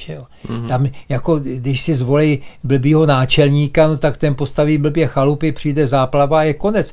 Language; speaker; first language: Czech; native; Czech